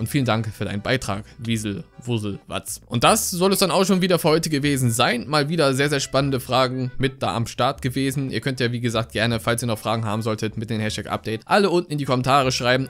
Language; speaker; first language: German; native; German